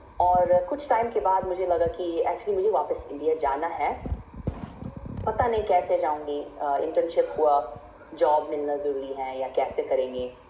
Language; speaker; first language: Hindi; non-native, fluent; English